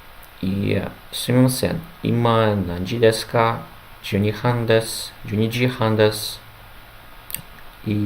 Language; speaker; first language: Japanese; non-native, learner; Ukrainian